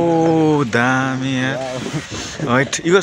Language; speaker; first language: Korean; non-native, learner; Nepali